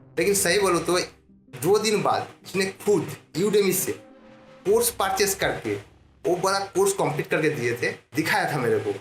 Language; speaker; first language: Hindi; non-native, local second language; Bangla